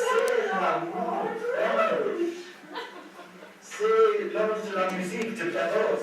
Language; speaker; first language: French; non-native, learner; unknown